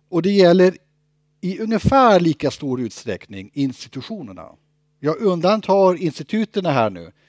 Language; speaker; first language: Swedish; non-native, fluent; German